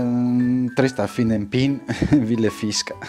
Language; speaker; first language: Danish; non-native, learner; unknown